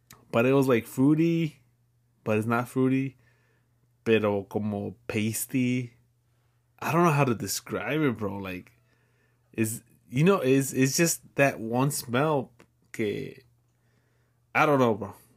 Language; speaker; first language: English; early bilingual, other home language; Spanish